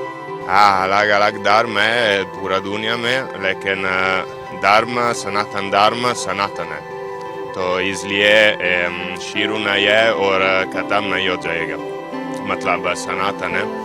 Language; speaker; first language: Hindi; non-native, learner; Italian